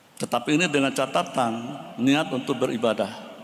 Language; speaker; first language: Indonesian; non-native, local second language; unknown